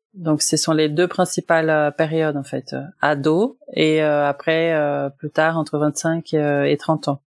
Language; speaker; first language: French; non-native, fluent; Portuguese